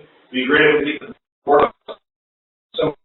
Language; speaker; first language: English; native; English